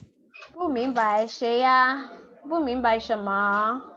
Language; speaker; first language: Chinese; non-native, fluent; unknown